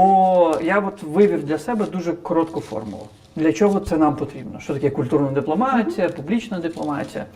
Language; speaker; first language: Ukrainian; non-native, fluent; Crimean Tatar